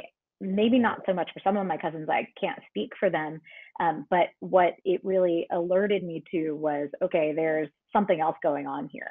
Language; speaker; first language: English; native; English